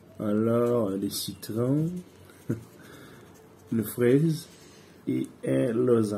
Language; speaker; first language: French; native; French